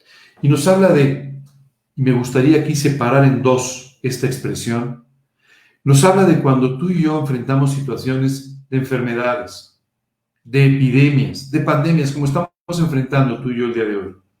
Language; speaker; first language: Spanish; native; Spanish